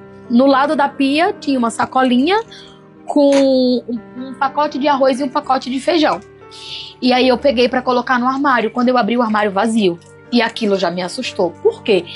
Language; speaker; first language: Portuguese; native; Portuguese